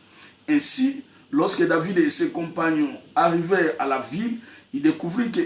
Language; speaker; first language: French; non-native, local second language; Lingala